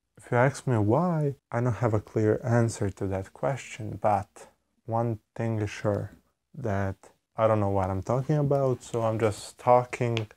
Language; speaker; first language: English; non-native, fluent; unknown